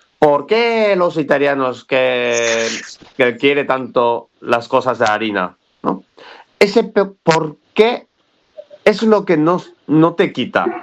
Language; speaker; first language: Spanish; non-native, fluent; Japanese